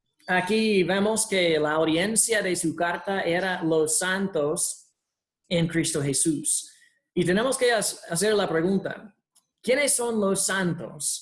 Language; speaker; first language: Spanish; non-native, fluent; English